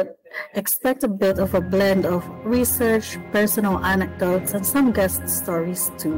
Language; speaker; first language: English; non-native, local second language; Filipino